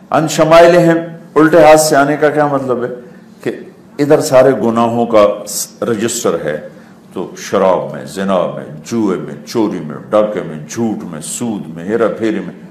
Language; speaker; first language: Urdu; non-native, local second language; Punjabi